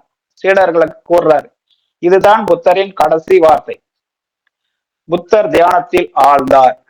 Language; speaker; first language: Tamil; native; Tamil